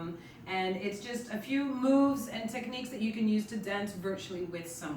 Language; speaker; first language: English; native; English